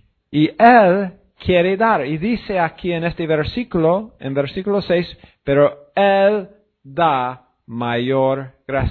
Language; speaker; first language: Spanish; non-native, fluent; English